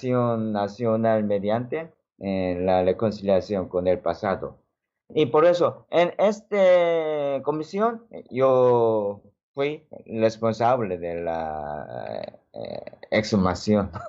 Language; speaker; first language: Spanish; non-native, learner; Korean